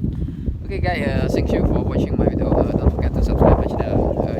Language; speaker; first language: English; non-native, learner; Khmer